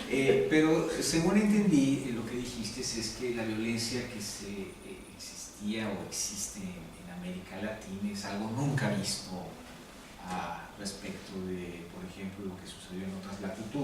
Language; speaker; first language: Spanish; native; Spanish